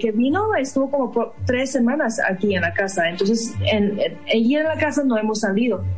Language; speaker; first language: Spanish; non-native, fluent; Chinese